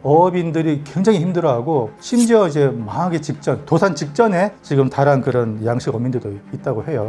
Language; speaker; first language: Korean; native; Korean